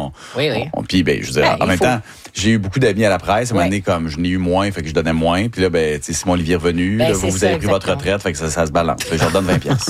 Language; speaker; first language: French; native; French